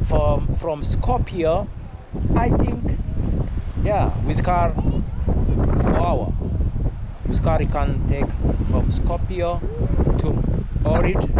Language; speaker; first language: English; non-native, learner; Amharic